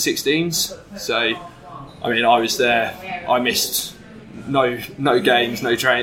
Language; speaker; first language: English; native; English